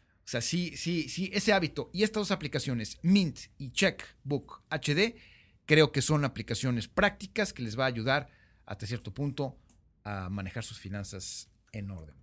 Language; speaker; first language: Spanish; native; Spanish